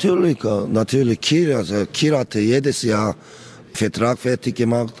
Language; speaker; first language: German; non-native, learner; Korean